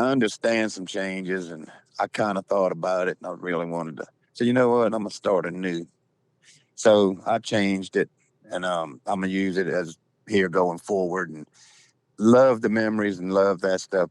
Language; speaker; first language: English; native; English